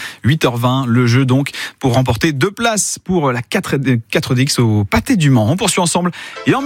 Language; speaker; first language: French; native; French